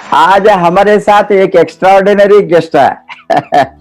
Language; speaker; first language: Hindi; non-native, local second language; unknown